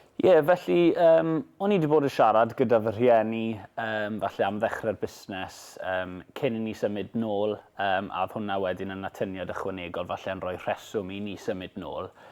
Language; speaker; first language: Welsh; native; Welsh